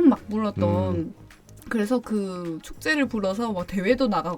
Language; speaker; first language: Korean; native; Korean